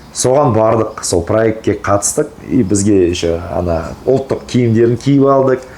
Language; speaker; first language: Kazakh; early bilingual, heritage; Kazakh